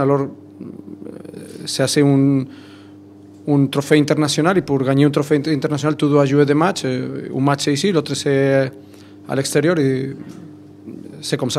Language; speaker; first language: French; non-native, fluent; Spanish